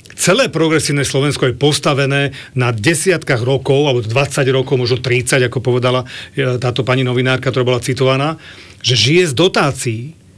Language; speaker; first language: Slovak; native; Slovak